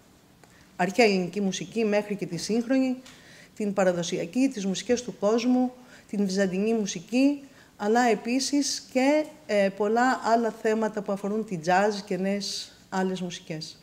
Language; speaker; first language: Greek; native; Greek